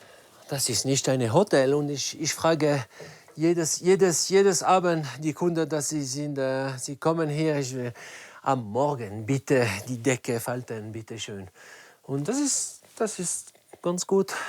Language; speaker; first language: German; non-native, learner; French